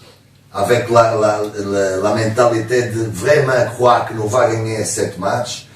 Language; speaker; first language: French; non-native, learner; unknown